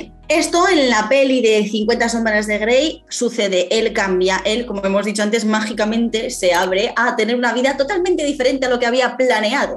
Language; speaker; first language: Spanish; native; Spanish